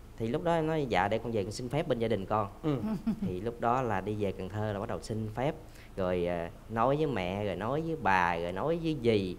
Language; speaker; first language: Vietnamese; native; Vietnamese